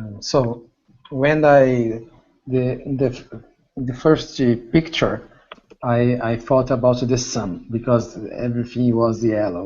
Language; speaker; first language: English; non-native, learner; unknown